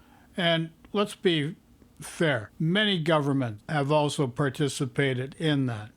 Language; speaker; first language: English; native; English